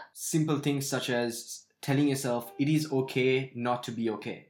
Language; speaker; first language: English; non-native, local second language; Sinhala